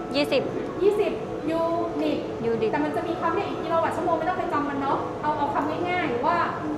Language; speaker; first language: Thai; native; Thai